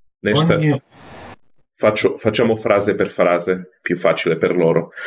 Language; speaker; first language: Italian; non-native, fluent; Portuguese